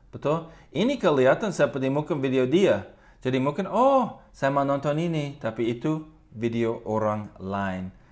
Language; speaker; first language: Indonesian; non-native, fluent; English